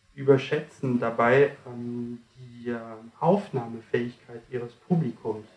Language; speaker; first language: German; non-native, fluent; French